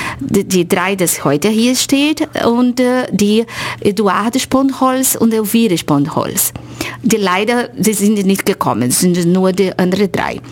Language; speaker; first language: German; non-native, fluent; Portuguese